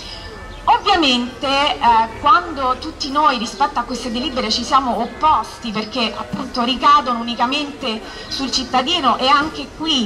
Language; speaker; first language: Italian; native; Italian